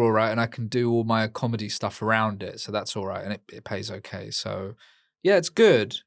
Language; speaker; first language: English; native; English